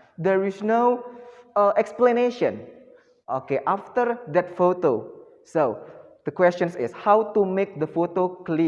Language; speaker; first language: English; non-native, fluent; Indonesian